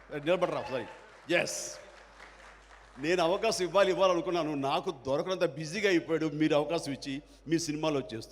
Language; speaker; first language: Telugu; native; Telugu